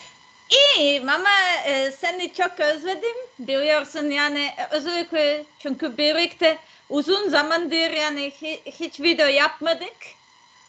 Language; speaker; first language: Turkish; non-native, learner; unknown